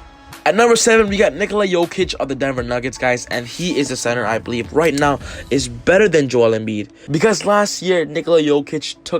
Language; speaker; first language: English; native; English